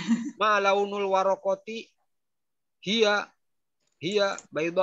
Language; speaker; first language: Arabic; non-native, fluent; Indonesian